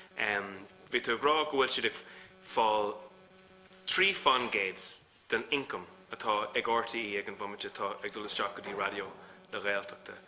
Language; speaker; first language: Irish; non-native, local second language; English